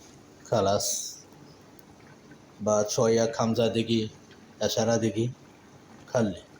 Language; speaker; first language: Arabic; non-native, learner; Bangla